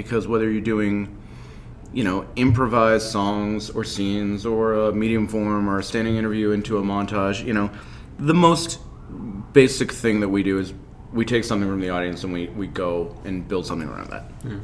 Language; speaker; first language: English; native; English